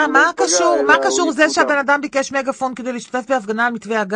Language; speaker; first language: Hebrew; native; Hebrew